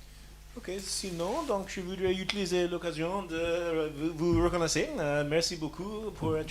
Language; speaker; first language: French; non-native, fluent; English